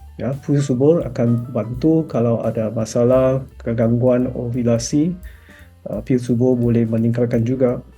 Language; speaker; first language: Malay; non-native, local second language; Chinese